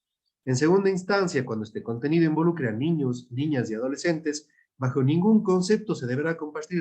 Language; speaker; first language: Spanish; native; Spanish